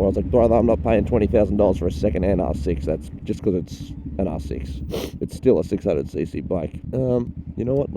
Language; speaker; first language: English; native; English